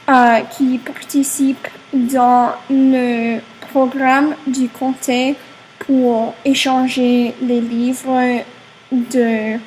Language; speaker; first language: French; non-native, learner; English